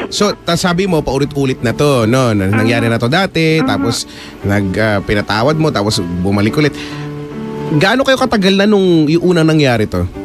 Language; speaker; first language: Filipino; native; Filipino